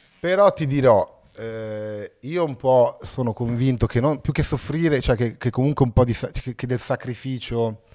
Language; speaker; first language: Italian; native; Italian